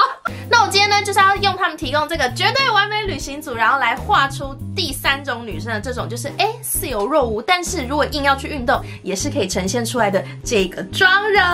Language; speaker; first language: Chinese; native; Chinese